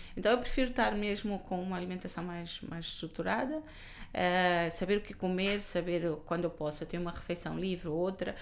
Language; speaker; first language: Portuguese; non-native, local second language; Kabuverdianu